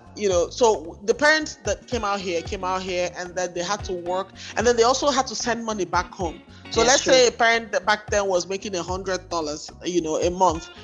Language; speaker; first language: English; non-native, local second language; Igbo